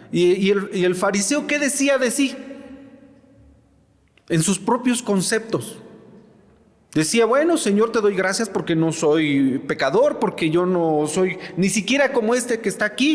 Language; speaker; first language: Spanish; native; Spanish